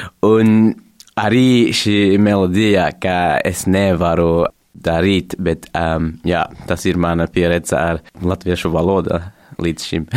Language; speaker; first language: Latvian; non-native, learner; English